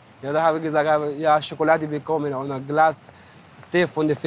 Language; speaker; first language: German; non-native, learner; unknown